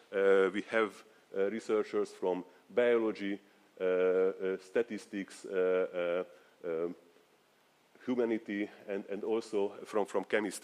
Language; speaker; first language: English; non-native, fluent; Hungarian